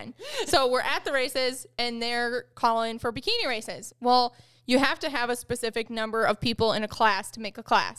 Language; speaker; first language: English; native; English